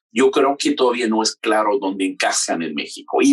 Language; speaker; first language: Spanish; non-native, fluent; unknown